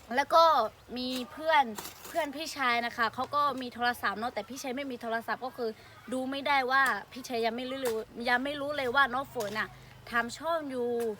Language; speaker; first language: Thai; non-native, local second language; Lahu